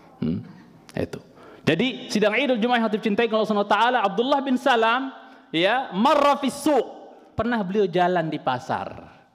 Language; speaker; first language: Indonesian; non-native, local second language; Sundanese